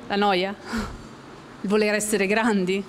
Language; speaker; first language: Italian; native; Italian